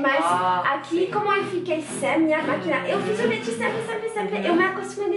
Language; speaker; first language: Portuguese; non-native, fluent; French